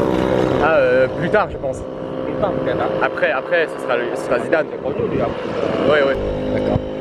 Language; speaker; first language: French; native; French